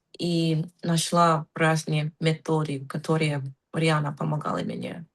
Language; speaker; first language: Russian; non-native, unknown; English